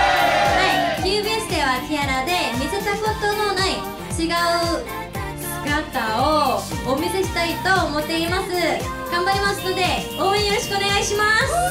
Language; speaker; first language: Japanese; non-native, learner; Korean